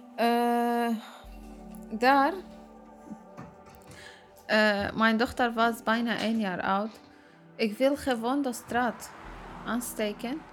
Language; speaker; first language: Dutch; non-native, learner; Arabic